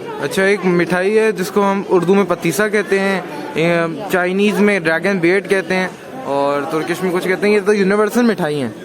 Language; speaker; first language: Urdu; native; Urdu